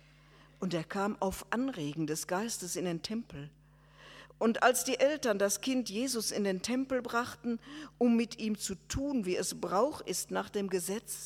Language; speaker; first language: German; native; German